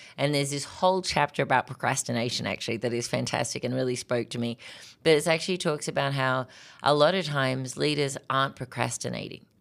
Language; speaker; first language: English; native; English